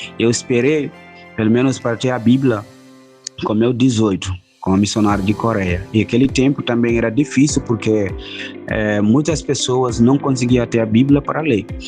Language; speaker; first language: Portuguese; non-native, fluent; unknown